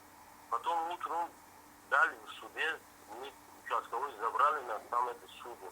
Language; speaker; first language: Russian; non-native, learner; Tajik